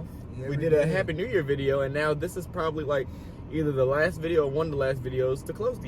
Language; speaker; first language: English; native; English